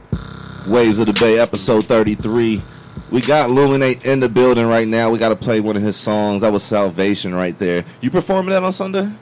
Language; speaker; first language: English; native; English